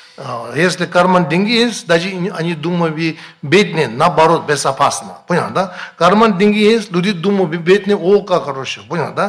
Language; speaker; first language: Russian; non-native, learner; Tibetan